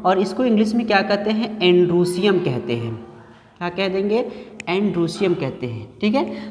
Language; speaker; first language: Hindi; native; Hindi